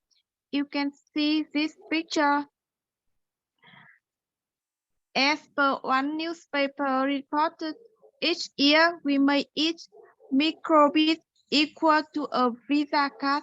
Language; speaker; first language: English; non-native, learner; Vietnamese